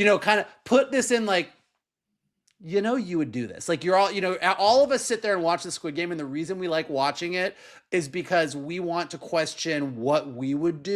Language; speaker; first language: English; native; English